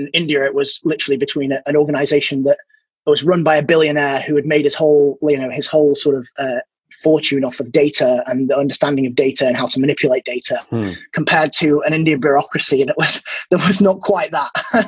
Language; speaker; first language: English; native; English